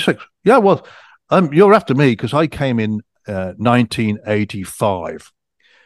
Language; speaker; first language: English; native; English